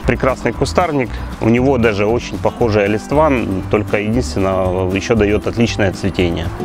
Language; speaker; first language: Russian; native; Russian